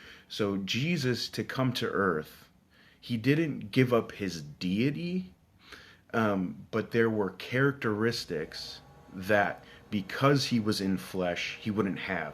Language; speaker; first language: English; native; English